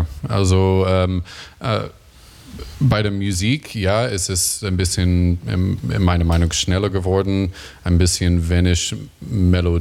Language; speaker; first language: German; non-native, learner; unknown